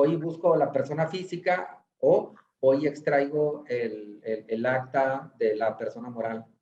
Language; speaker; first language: Spanish; native; Spanish